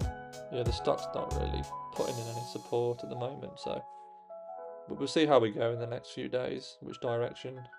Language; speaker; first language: English; native; English